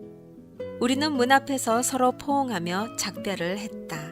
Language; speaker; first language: Korean; native; Korean